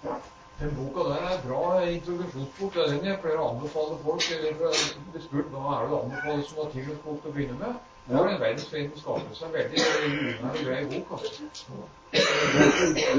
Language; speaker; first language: Norwegian; native; Norwegian